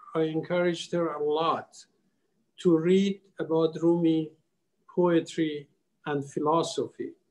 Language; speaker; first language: English; non-native, fluent; Persian